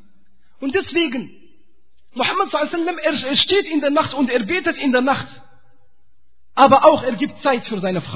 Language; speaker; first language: German; non-native, fluent; Arabic